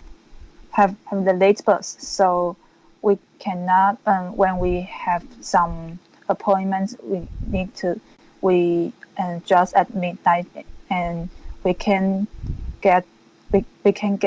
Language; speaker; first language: English; non-native, learner; Chinese